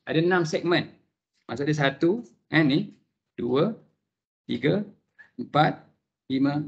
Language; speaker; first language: Malay; native; Malay